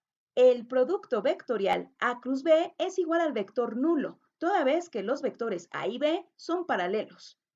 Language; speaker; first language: Spanish; native; Spanish